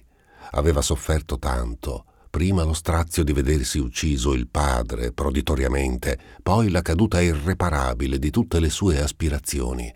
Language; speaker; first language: Italian; native; Italian